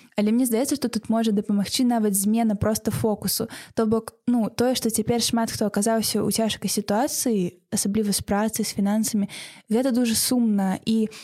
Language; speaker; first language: Belarusian; non-native, local second language; Russian